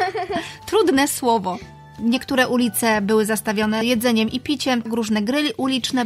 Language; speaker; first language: Polish; native; Polish